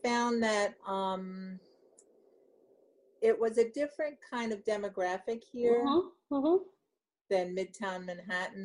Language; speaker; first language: English; native; English